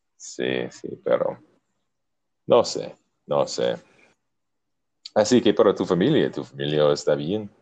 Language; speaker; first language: Spanish; non-native, learner; English